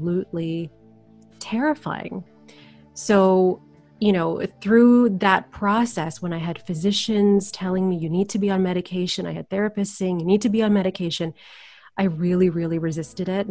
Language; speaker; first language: English; early bilingual, other home language; Filipino